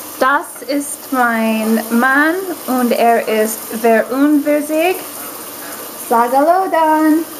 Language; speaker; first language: German; non-native, learner; English